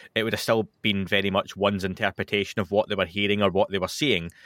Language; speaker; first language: English; native; English